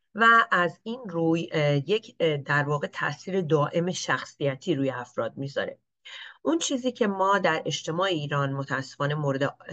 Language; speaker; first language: Persian; native; Persian